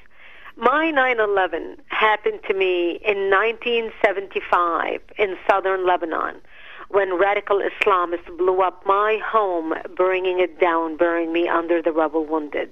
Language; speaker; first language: English; non-native, fluent; Arabic